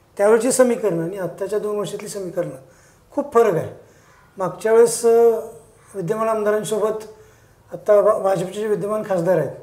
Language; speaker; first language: Marathi; native; Marathi